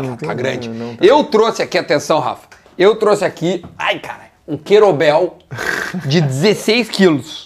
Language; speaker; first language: Portuguese; native; Portuguese